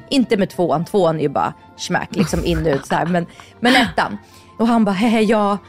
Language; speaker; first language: Swedish; non-native, fluent; Russian